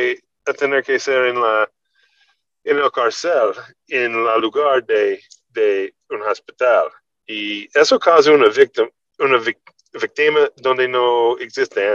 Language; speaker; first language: Spanish; non-native, learner; English